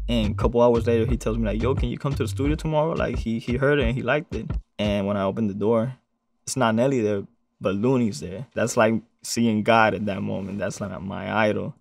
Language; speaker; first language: English; non-native, local second language; Spanish